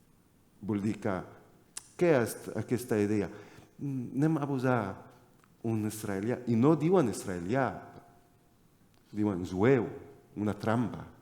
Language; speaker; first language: Catalan; non-native, fluent; Arabic